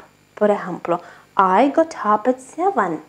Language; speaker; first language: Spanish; non-native, fluent; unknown